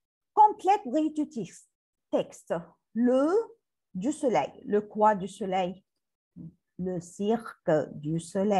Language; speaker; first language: French; non-native, learner; Arabic